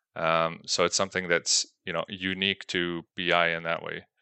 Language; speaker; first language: English; native; English